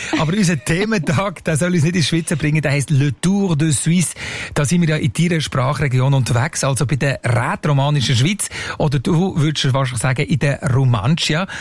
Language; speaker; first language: German; native; German